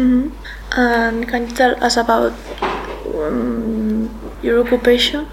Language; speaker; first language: English; non-native, learner; Spanish